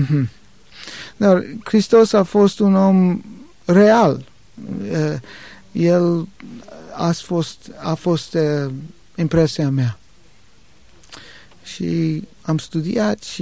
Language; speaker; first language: Romanian; non-native, learner; English